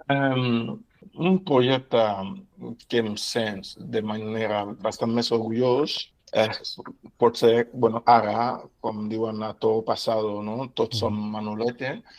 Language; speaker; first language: Catalan; non-native, fluent; French